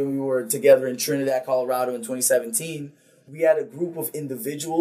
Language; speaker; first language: English; non-native, fluent; Papiamento